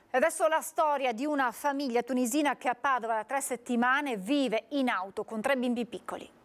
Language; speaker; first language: Italian; native; Italian